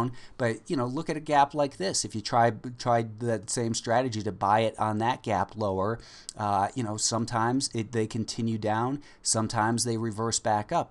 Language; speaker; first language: English; native; English